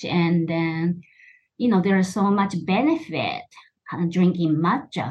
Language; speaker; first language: English; non-native, fluent; Japanese